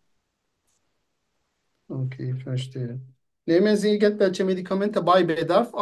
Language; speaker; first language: German; non-native, fluent; Turkish